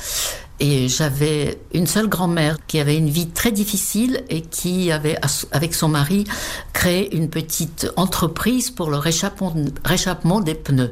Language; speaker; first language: French; non-native, fluent; Czech